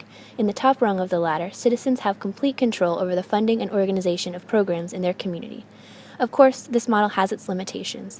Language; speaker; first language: English; native; English